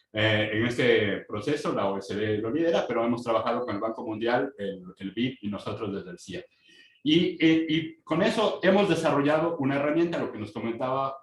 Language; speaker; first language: Spanish; native; Spanish